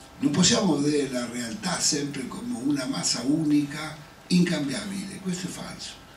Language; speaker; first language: Italian; non-native, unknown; Spanish